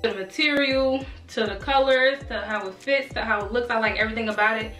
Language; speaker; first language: English; native; English